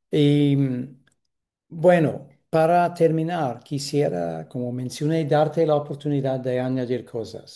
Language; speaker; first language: Spanish; non-native, fluent; English